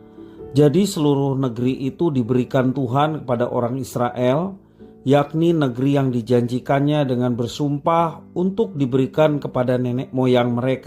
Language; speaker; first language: Indonesian; native; Indonesian